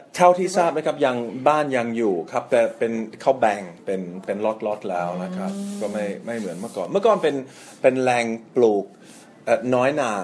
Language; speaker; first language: Thai; non-native, fluent; English